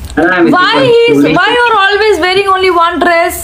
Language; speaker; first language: English; non-native, learner; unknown